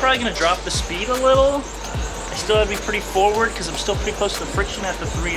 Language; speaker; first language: English; native; English